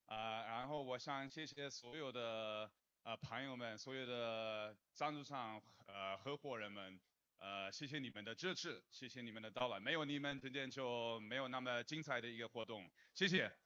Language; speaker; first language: Chinese; non-native, fluent; English